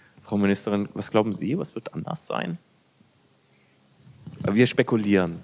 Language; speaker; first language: German; native; German